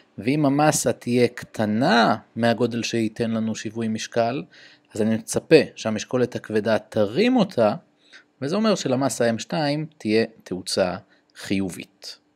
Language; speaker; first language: Hebrew; native; Hebrew